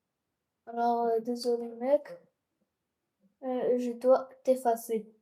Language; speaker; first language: French; non-native, local second language; Arabic